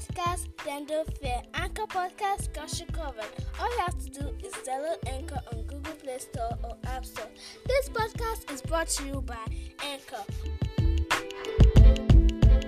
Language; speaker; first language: English; non-native, local second language; Yoruba